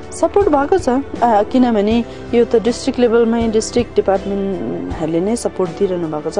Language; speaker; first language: Nepali; native; Nepali